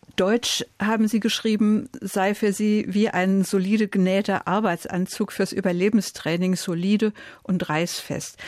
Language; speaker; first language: German; native; German